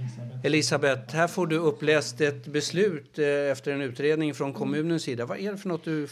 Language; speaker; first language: Swedish; native; Swedish